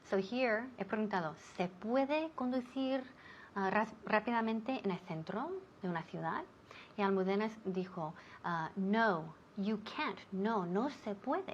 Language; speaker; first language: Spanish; non-native, fluent; English